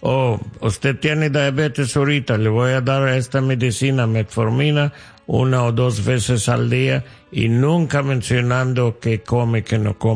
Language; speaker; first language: Spanish; non-native, learner; English